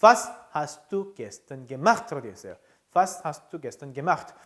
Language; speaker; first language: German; non-native, fluent; Korean